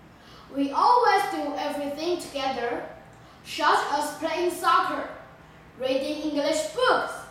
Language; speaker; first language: English; non-native, learner; Chinese